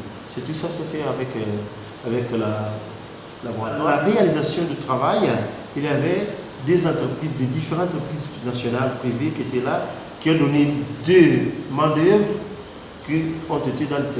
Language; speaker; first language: French; non-native, fluent; Portuguese